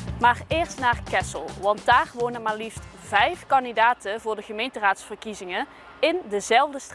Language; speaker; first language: Dutch; native; Dutch